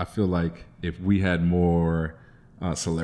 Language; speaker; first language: English; native; English